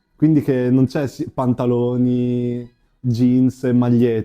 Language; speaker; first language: Italian; native; Italian